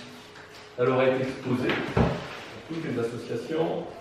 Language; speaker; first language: French; native; French